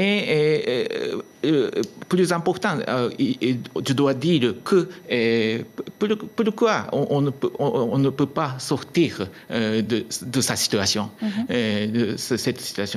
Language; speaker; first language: French; non-native, learner; Japanese